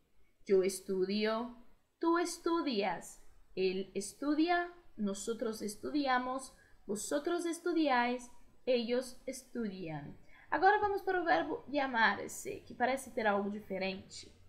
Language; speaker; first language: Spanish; non-native, fluent; Portuguese